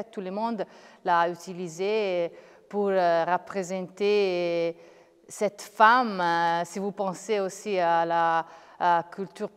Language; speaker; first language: French; non-native, fluent; Italian